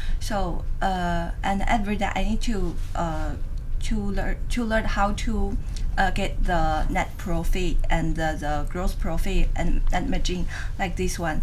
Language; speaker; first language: English; non-native, learner; Chinese